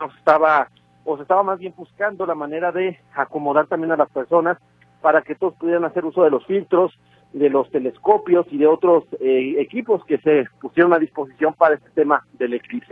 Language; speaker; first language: Spanish; native; Spanish